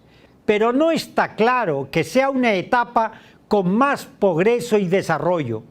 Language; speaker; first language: Spanish; native; Spanish